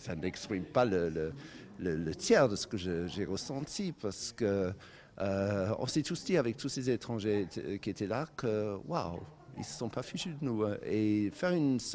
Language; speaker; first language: French; non-native, fluent; English